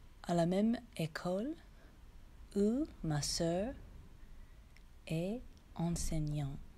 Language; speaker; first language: French; non-native, learner; English